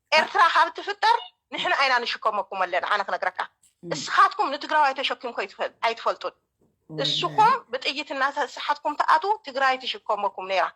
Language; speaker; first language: Tigrinya; native; Tigrinya